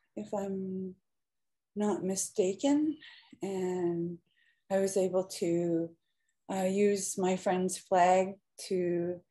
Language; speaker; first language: English; native; English